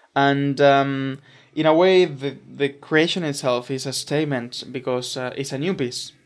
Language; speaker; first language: English; non-native, fluent; Spanish